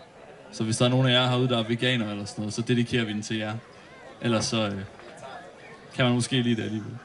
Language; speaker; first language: Danish; native; Danish